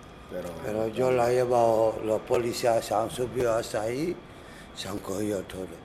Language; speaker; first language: Spanish; non-native, learner; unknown